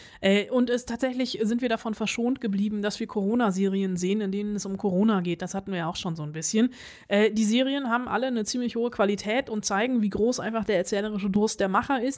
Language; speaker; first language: German; native; German